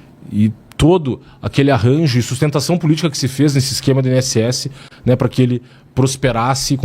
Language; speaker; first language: Portuguese; native; Portuguese